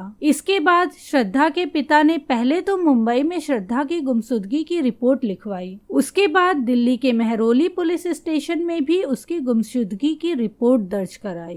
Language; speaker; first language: Hindi; native; Hindi